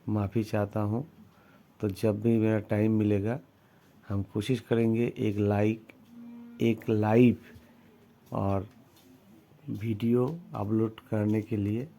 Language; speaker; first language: Hindi; non-native, local second language; Bangla